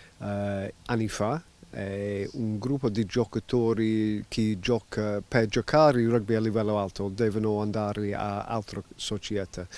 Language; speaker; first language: Italian; non-native, learner; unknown